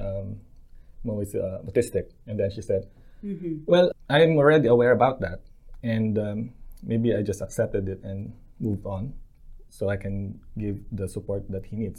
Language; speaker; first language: English; non-native, local second language; Filipino